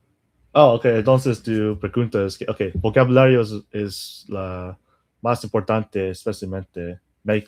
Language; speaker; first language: Spanish; non-native, learner; English